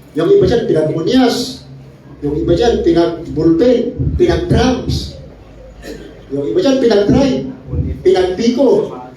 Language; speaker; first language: Filipino; non-native, local second language; Iloko